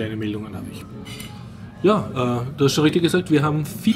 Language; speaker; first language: German; native; German